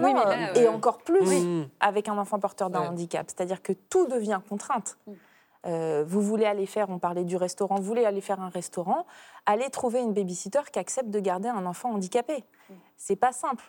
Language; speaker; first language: French; native; French